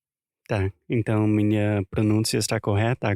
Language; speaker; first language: Portuguese; non-native, fluent; English